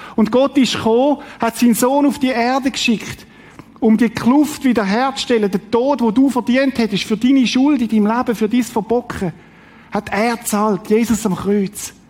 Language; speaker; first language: German; native; German